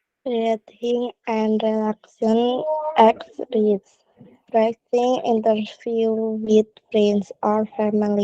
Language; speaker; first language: English; non-native, learner; Indonesian